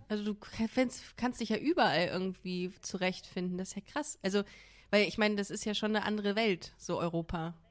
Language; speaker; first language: German; native; German